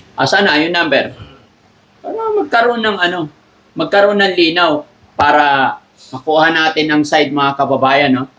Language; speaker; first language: Filipino; native; Filipino